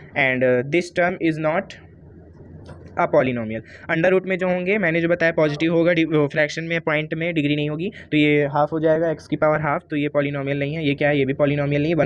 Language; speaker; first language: Hindi; native; Hindi